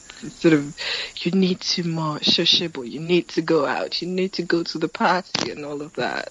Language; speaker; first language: English; non-native, local second language; Yoruba